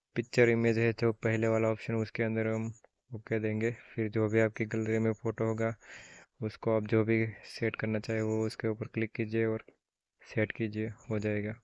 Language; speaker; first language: Hindi; non-native, local second language; Gujarati